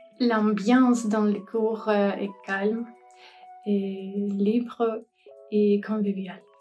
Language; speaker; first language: French; non-native, learner; Russian